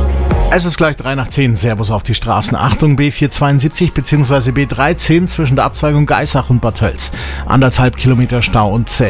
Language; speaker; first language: German; native; German